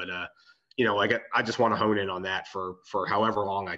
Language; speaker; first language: English; native; English